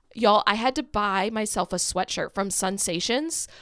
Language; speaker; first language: English; native; English